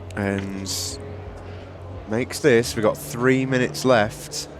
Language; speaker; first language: English; native; English